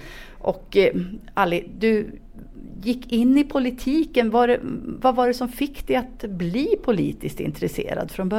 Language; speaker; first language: Swedish; native; Swedish